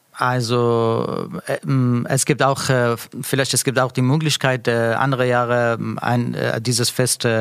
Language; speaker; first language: German; non-native, learner; Persian